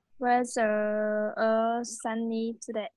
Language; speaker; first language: English; non-native, learner; Vietnamese